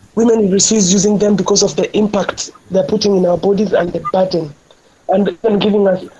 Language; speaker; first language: English; non-native, local second language; Luo (Kenya and Tanzania)